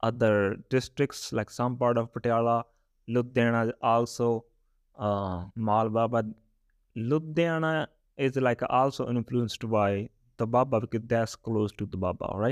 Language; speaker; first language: English; non-native, local second language; Punjabi